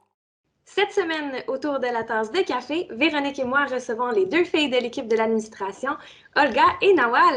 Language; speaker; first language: French; native; French